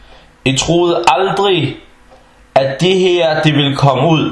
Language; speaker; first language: Danish; non-native, fluent; Arabic